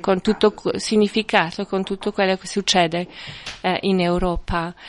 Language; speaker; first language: Italian; non-native, fluent; French